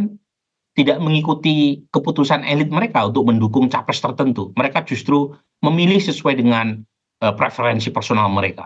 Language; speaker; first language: Indonesian; native; Indonesian